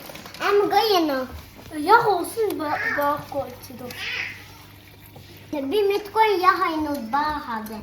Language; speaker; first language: Swedish; early bilingual, other home language; Mongolian